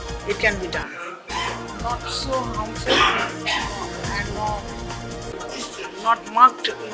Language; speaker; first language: English; non-native, local second language; Bangla